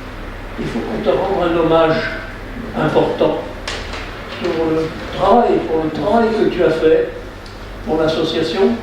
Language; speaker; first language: French; native; French